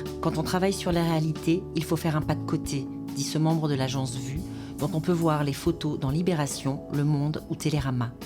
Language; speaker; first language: French; native; French